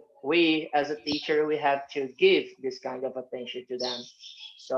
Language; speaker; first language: English; non-native, fluent; Portuguese